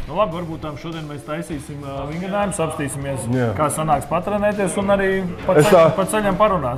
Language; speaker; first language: Latvian; native; Latvian